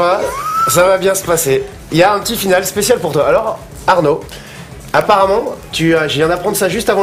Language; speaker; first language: French; native; French